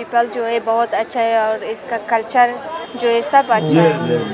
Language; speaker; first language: Hindi; non-native, learner; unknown